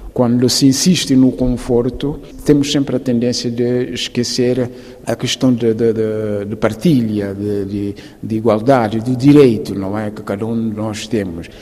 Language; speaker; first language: Portuguese; non-native, local second language; Upper Guinea Crioulo